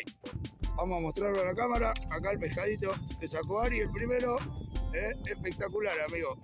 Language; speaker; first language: Spanish; native; Spanish